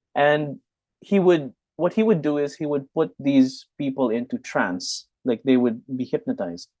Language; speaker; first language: English; non-native, local second language; Hiligaynon